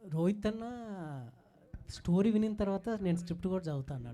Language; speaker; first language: Telugu; native; Telugu